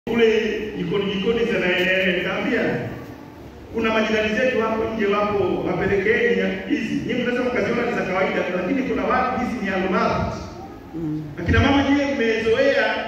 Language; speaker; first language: Swahili; native; Swahili